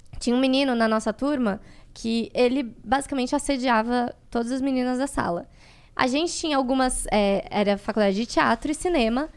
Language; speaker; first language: Portuguese; native; Portuguese